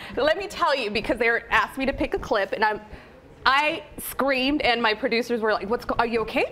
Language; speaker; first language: English; native; English